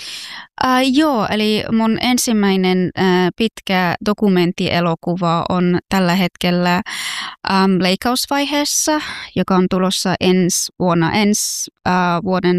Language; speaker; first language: Finnish; non-native, fluent; Persian